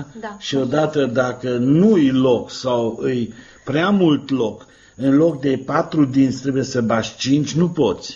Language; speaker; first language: Romanian; non-native, local second language; Hungarian